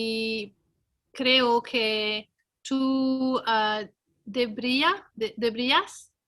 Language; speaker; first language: Spanish; non-native, learner; English